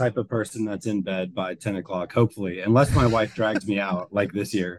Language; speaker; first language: English; native; English